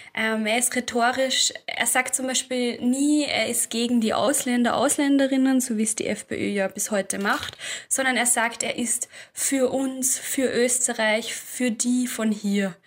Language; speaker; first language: German; native; German